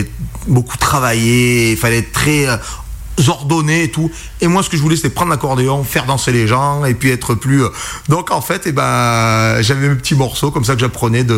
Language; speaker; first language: French; native; French